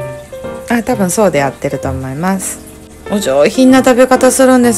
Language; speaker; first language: Japanese; native; Japanese